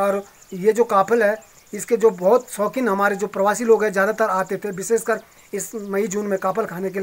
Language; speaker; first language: Hindi; native; Hindi